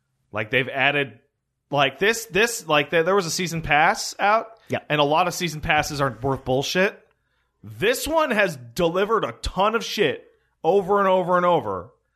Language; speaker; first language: English; early bilingual, other home language; French